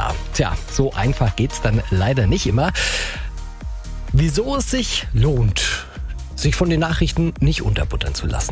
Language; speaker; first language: German; native; German